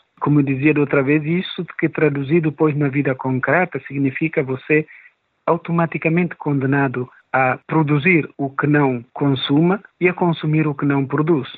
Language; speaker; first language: Portuguese; non-native, local second language; Upper Guinea Crioulo